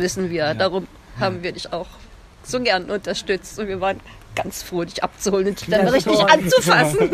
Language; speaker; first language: German; native; German